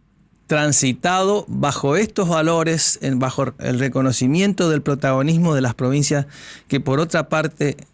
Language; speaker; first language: Spanish; native; Spanish